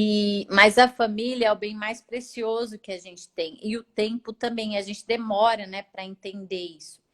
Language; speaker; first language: Portuguese; native; Portuguese